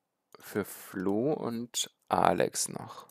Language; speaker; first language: German; native; German